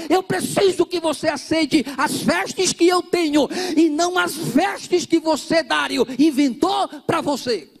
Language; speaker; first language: Portuguese; native; Portuguese